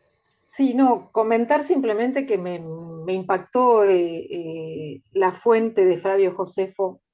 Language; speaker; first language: Spanish; native; Spanish